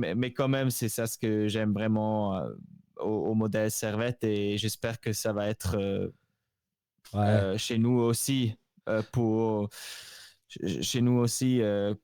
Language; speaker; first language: French; non-native, local second language; Swiss German